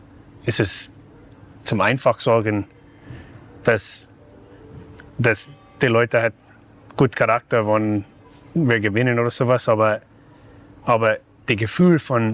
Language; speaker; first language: German; non-native, learner; English